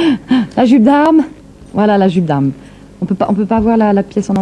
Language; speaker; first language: French; native; French